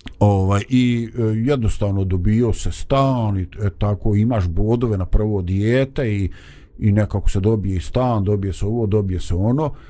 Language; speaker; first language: Bosnian; native; Bosnian